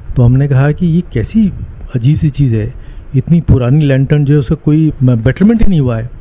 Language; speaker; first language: Hindi; native; Hindi